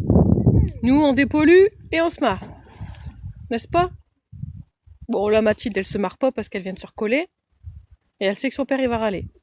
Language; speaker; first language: French; native; French